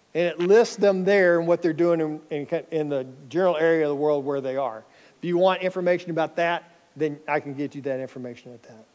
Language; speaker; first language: English; native; English